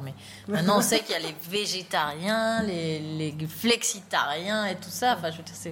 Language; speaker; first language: French; native; French